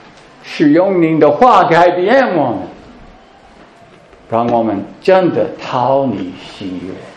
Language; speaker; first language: Chinese; non-native, fluent; English